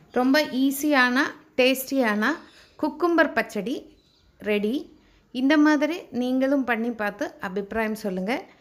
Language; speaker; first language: Tamil; non-native, local second language; Malayalam